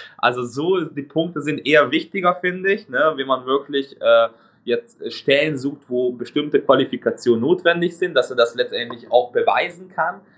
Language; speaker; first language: German; non-native, fluent; Hungarian